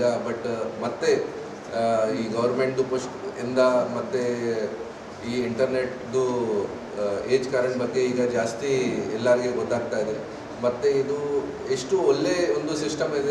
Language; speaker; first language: Kannada; non-native, fluent; Hindi